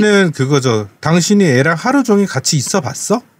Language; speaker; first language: Korean; native; Korean